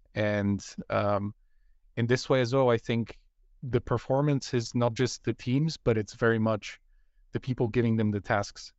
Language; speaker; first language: English; non-native, fluent; Bulgarian